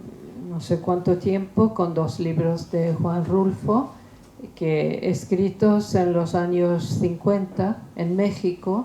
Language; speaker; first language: Spanish; non-native, fluent; Swedish